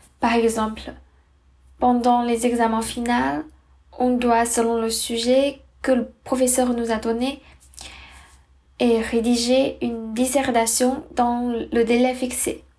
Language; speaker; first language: French; non-native, learner; Chinese